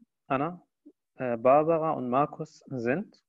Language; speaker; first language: German; non-native, fluent; Spanish